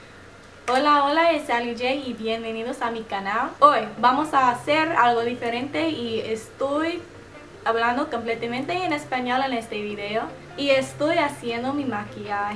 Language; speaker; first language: Spanish; non-native, learner; English